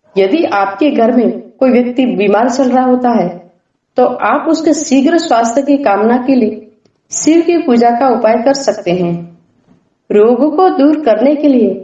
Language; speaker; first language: Hindi; non-native, local second language; Gujarati